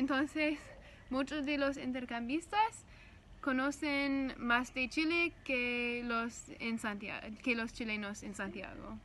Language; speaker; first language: Spanish; non-native, learner; English